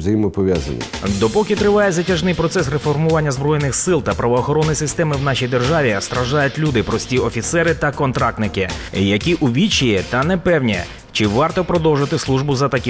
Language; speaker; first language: Ukrainian; native; Ukrainian